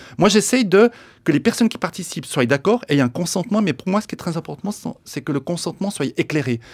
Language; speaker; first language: French; early bilingual, other home language; Spanish